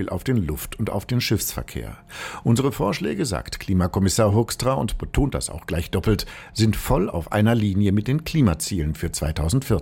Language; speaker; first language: German; native; German